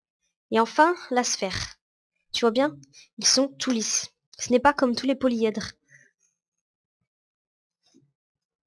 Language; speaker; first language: French; native; French